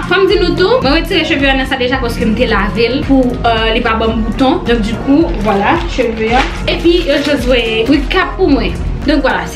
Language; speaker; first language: French; non-native, local second language; Haitian Creole